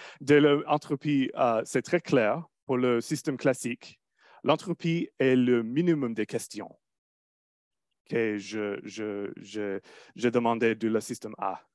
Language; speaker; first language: French; non-native, learner; English